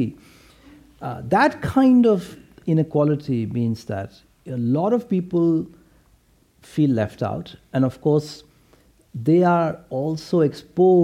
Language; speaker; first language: English; non-native, local second language; Hindi